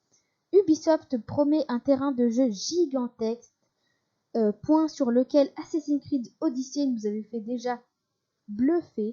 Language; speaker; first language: French; native; French